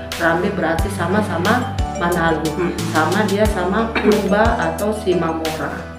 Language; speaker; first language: Indonesian; native; Indonesian